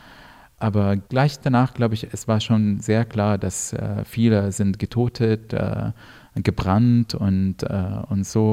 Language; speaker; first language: German; non-native, fluent; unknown